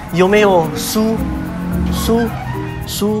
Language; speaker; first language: Chinese; non-native, fluent; Indonesian